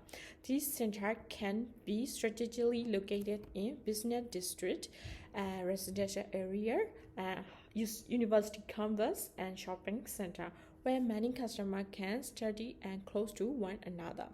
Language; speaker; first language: English; non-native, learner; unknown